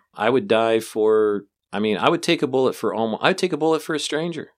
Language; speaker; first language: English; native; English